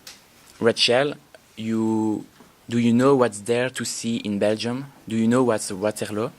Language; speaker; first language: English; non-native, learner; French